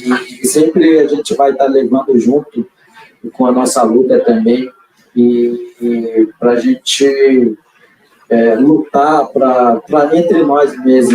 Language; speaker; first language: Portuguese; non-native, local second language; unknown